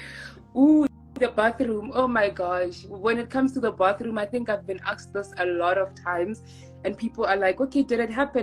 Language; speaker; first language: English; non-native, local second language; Tswana